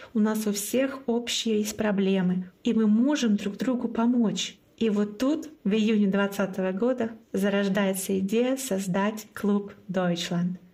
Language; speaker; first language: Russian; non-native, local second language; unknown